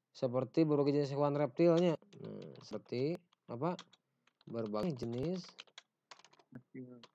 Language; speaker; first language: Indonesian; non-native, local second language; Sundanese